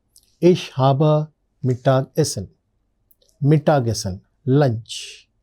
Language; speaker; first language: German; non-native, learner; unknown